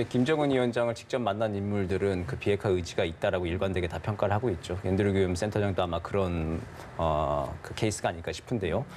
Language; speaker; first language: Korean; native; Korean